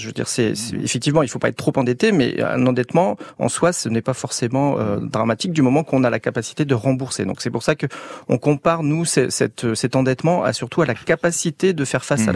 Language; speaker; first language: French; native; French